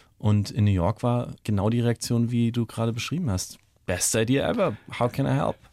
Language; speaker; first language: German; native; German